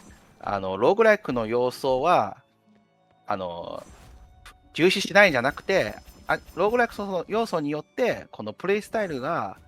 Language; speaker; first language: Japanese; non-native, fluent; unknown